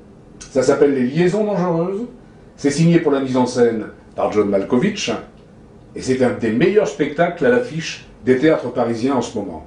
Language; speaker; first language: French; native; French